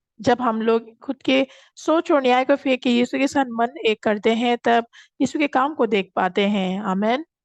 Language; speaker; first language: Hindi; non-native, fluent; Korean